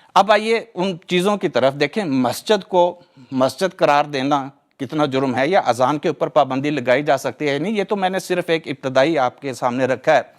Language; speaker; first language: Urdu; non-native, local second language; Punjabi